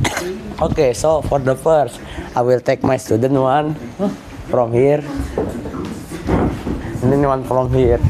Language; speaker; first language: English; non-native, learner; Indonesian